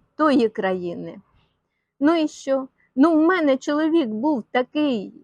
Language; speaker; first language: Ukrainian; non-native, local second language; Russian